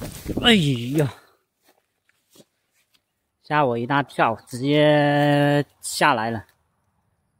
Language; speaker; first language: Chinese; non-native, local second language; Cantonese